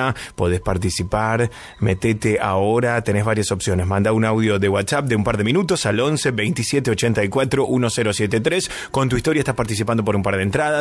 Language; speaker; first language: Spanish; native; Spanish